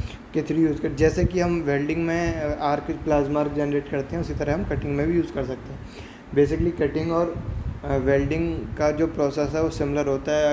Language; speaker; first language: Hindi; native; Hindi